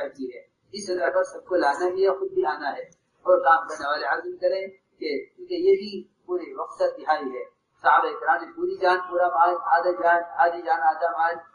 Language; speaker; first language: Urdu; native; Urdu